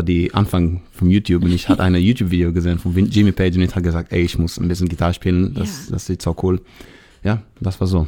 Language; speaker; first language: German; non-native, learner; Hebrew